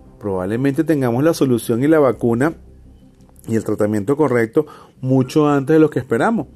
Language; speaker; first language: Spanish; native; Spanish